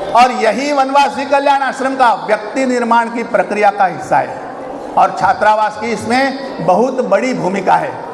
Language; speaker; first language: Hindi; non-native, local second language; Marathi